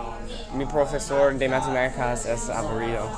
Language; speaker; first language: Spanish; non-native, learner; English